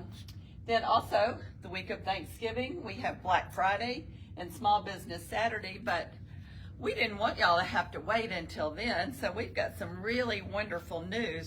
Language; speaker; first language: English; native; English